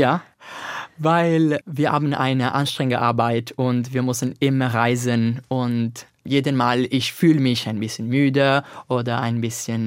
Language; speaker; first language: German; non-native, learner; Italian